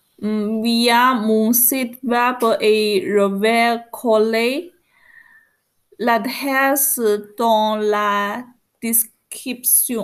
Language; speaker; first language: French; non-native, learner; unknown